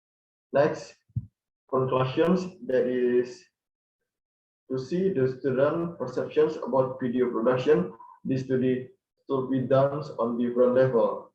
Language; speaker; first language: English; non-native, learner; Indonesian